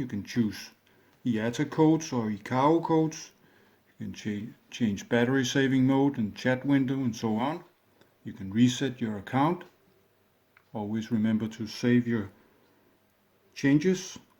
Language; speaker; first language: English; non-native, fluent; Danish